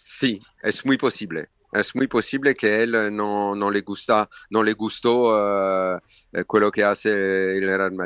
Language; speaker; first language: Spanish; non-native, fluent; French